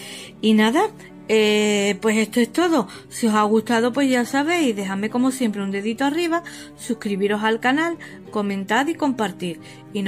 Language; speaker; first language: Spanish; native; Spanish